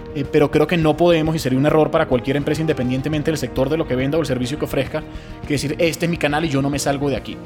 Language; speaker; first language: Spanish; native; Spanish